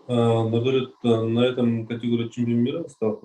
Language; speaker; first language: Russian; non-native, learner; Kazakh